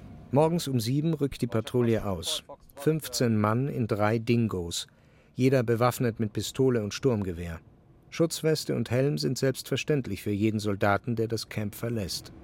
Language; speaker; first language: German; native; German